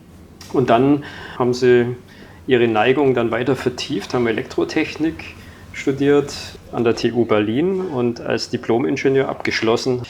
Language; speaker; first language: German; native; German